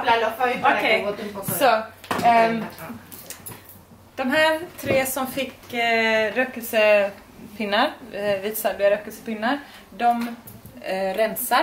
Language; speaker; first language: Swedish; native; Swedish